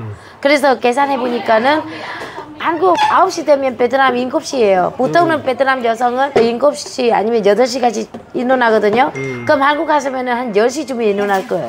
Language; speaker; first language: Korean; non-native, fluent; Vietnamese